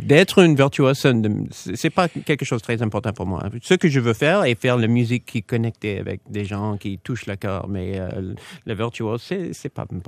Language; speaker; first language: French; non-native, fluent; English